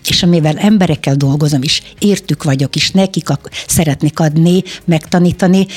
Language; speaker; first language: Hungarian; non-native, fluent; Russian